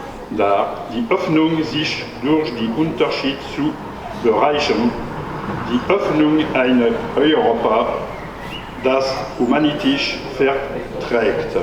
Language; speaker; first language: German; non-native, learner; French